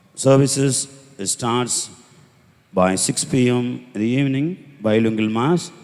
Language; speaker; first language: English; non-native, local second language; Tamil